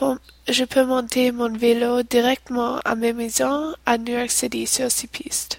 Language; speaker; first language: French; non-native, learner; English